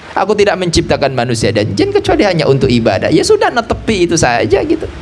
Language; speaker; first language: Malay; non-native, local second language; Javanese